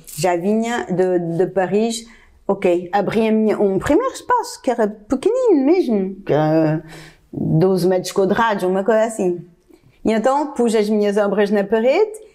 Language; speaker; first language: Portuguese; non-native, fluent; French